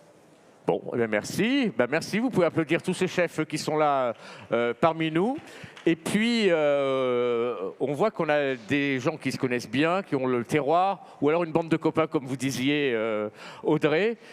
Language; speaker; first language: French; native; French